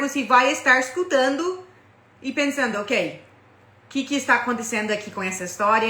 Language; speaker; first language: Portuguese; non-native, fluent; English